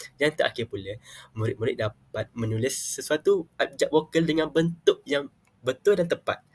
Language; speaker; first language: Malay; native; Malay